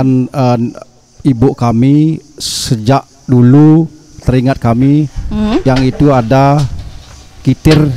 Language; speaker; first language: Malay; non-native, local second language; Balinese